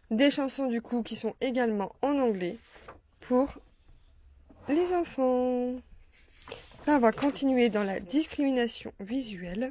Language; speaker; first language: French; native; French